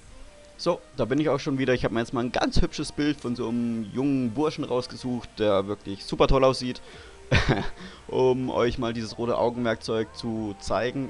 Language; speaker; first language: German; native; German